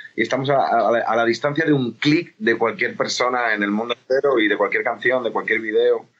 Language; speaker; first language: Spanish; native; Spanish